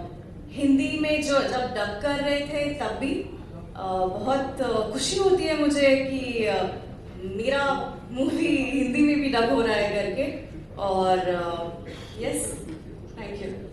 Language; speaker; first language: Hindi; non-native, local second language; Kannada